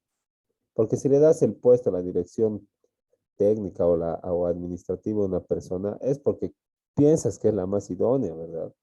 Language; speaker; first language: Spanish; native; Spanish